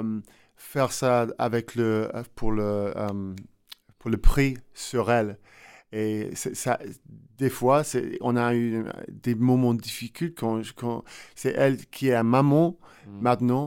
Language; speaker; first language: French; non-native, learner; English